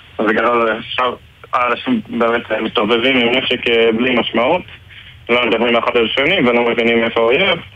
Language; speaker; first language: Hebrew; non-native, fluent; English